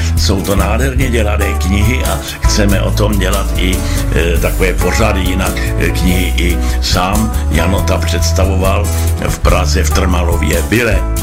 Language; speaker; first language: Czech; native; Czech